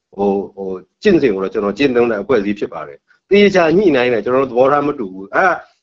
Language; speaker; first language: Burmese; non-native, local second language; S'gaw Karen